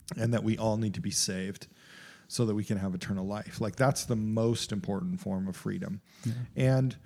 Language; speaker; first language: English; native; English